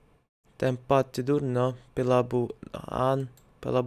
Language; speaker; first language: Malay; non-native, learner; Russian